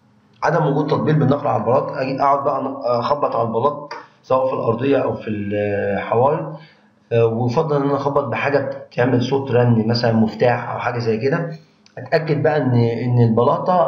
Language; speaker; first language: Arabic; native; Arabic